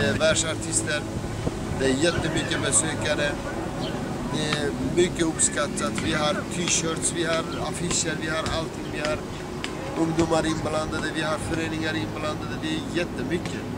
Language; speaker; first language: Swedish; non-native, fluent; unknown